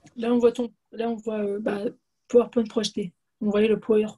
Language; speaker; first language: French; native; French